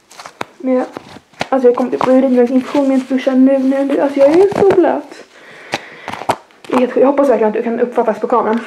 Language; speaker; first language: Swedish; native; Swedish